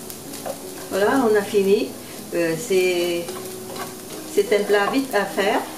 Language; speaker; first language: French; non-native, learner; Vietnamese